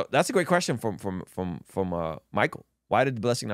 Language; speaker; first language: English; native; English